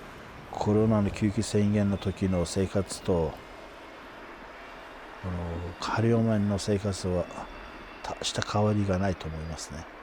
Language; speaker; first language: Japanese; non-native, fluent; Kurdish